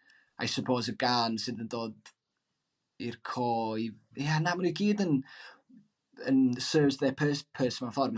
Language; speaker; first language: Welsh; native; Welsh